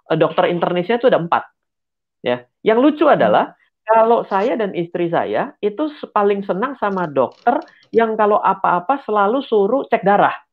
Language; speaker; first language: Indonesian; native; Indonesian